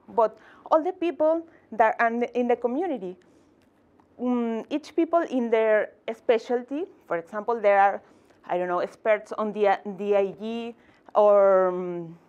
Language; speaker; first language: English; non-native, fluent; Spanish